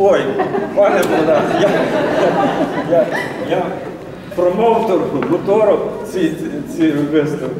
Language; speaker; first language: Ukrainian; native; Ukrainian